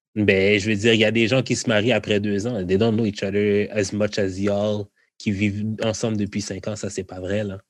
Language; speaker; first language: French; native; French